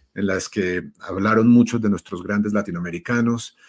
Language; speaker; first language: Spanish; native; Spanish